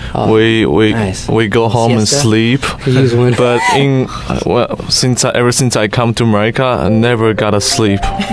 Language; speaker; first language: English; non-native, fluent; Chinese